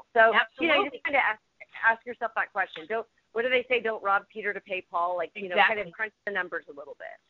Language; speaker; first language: English; native; English